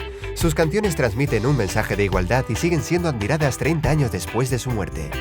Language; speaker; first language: Spanish; native; Spanish